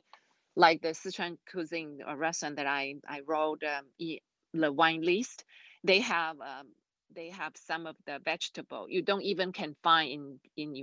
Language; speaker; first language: English; non-native, fluent; Chinese